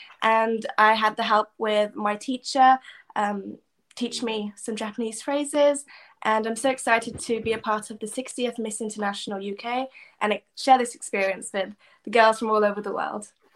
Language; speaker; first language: English; native; English